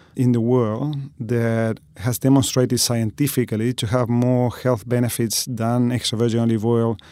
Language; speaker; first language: English; non-native, fluent; Spanish